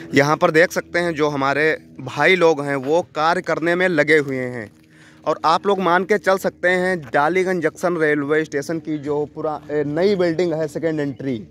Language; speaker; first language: Hindi; native; Hindi